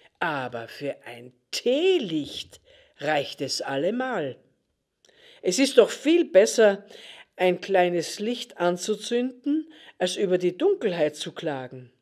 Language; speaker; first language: German; native; German